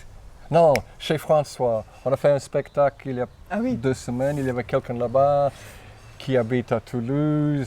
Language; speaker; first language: French; non-native, fluent; English